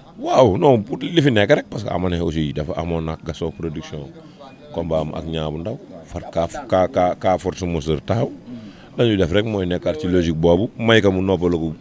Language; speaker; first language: Wolof; native; Wolof